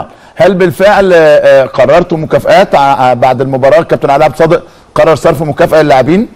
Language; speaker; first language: Arabic; native; Arabic